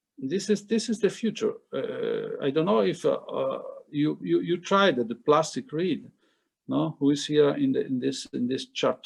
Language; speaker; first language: English; non-native, fluent; Italian